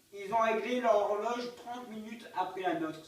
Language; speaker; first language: French; native; French